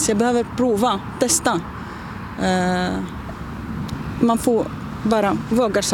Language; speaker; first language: Swedish; non-native, learner; Arabic